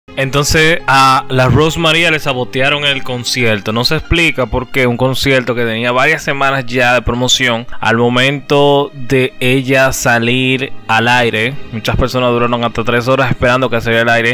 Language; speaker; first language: Spanish; native; Spanish